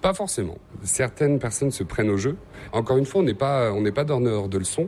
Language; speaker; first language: French; native; French